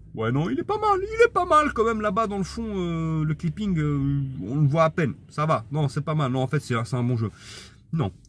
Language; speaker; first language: French; native; French